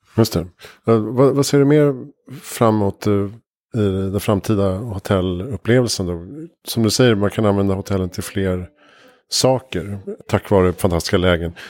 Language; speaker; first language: Swedish; native; Swedish